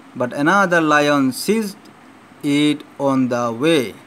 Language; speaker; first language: English; non-native, local second language; Sylheti